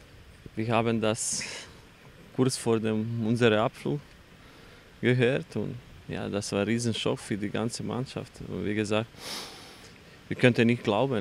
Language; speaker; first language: German; non-native, fluent; Croatian